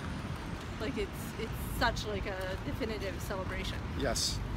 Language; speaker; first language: English; non-native, fluent; Serbian